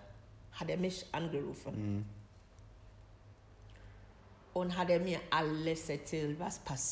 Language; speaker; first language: German; non-native, learner; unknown